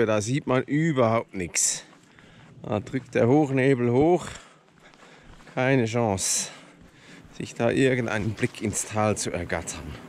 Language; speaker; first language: German; native; German